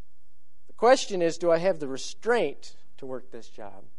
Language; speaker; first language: English; native; English